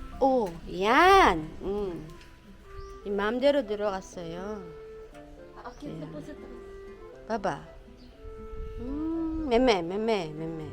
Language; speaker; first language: Korean; non-native, fluent; Filipino